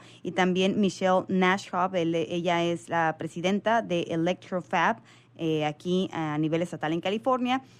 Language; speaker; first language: Spanish; native; Spanish